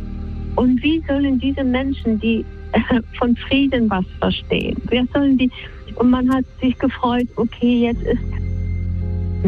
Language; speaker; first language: German; non-native, fluent; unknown